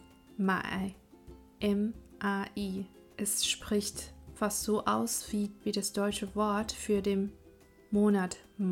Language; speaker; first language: German; non-native, fluent; Chinese